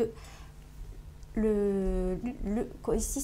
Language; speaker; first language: French; non-native, learner; Japanese